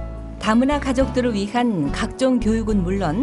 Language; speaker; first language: Korean; native; Korean